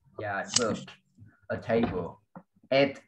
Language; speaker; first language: English; non-native, fluent; Vietnamese